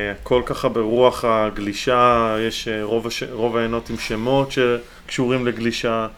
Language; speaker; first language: Hebrew; native; Hebrew